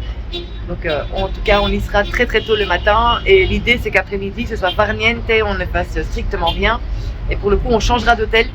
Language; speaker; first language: French; native; French